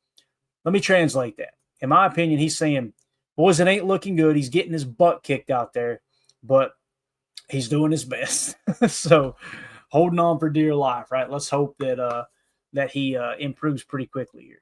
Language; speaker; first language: English; native; English